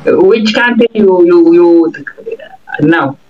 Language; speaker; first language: English; non-native, learner; Oromo